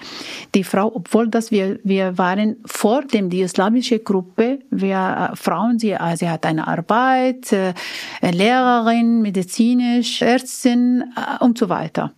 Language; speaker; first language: German; non-native, learner; Arabic